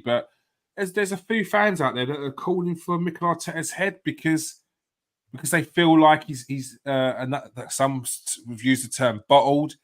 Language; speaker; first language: English; native; English